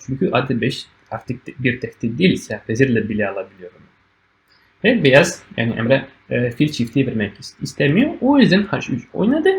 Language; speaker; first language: Turkish; non-native, fluent; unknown